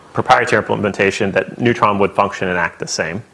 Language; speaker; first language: English; native; English